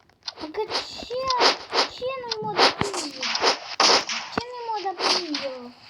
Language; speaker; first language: Romanian; early bilingual, heritage; Romanian